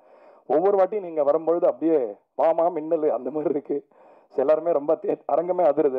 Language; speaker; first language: Tamil; native; Tamil